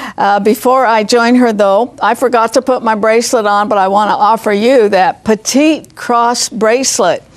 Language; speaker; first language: English; native; English